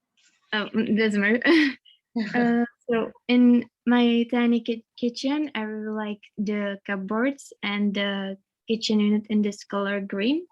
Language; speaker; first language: English; non-native, learner; Czech